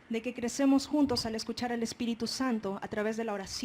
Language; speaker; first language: Spanish; native; Spanish